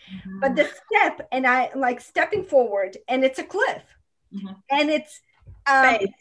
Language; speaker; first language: English; non-native, fluent; Croatian